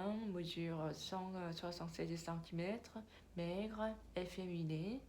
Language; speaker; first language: French; non-native, learner; Korean